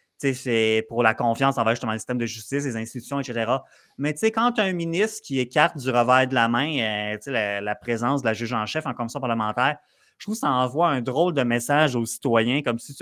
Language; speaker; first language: French; native; French